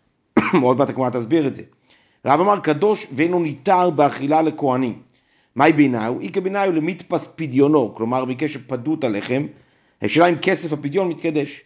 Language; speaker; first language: Hebrew; native; Hebrew